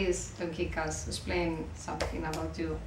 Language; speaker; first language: English; non-native, learner; Spanish